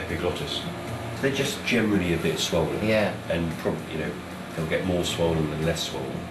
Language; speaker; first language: English; native; English